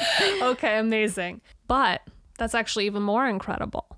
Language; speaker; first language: English; early bilingual, other home language; Romanian